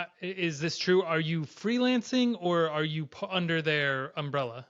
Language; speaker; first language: English; native; English